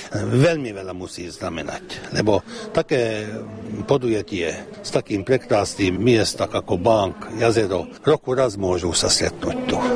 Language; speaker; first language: Slovak; early bilingual, heritage; Slovak